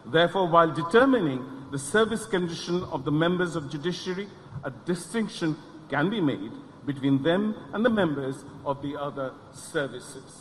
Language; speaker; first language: English; non-native, local second language; Bangla